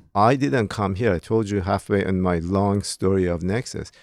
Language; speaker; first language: English; non-native, fluent; Persian